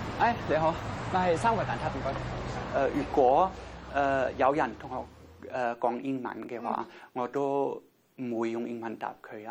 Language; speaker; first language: Cantonese; non-native, fluent; German